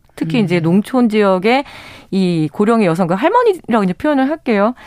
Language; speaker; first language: Korean; native; Korean